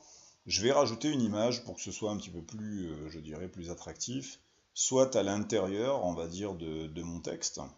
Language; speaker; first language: French; native; French